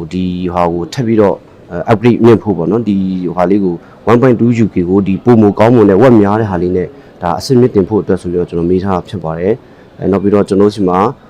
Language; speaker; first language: Burmese; non-native, local second language; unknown